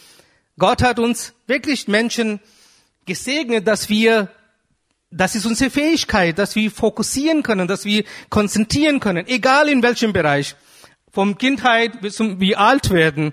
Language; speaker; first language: German; non-native, fluent; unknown